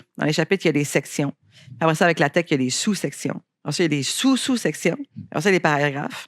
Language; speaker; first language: French; native; French